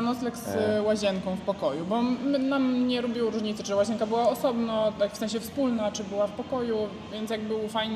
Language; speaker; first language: Polish; native; Polish